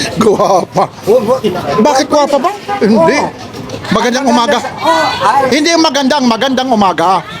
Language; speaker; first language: Filipino; non-native, local second language; Waray